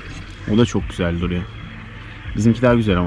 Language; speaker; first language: Turkish; native; Turkish